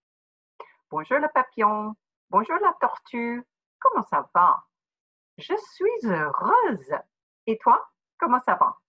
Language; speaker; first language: French; non-native, fluent; English